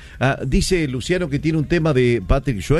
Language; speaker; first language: Spanish; native; Spanish